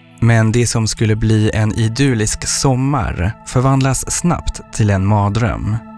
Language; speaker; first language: Swedish; non-native, fluent; French